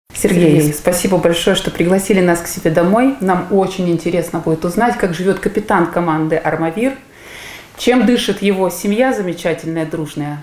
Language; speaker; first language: Russian; native; Russian